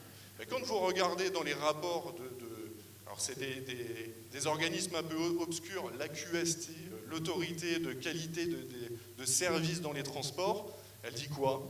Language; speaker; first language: French; native; French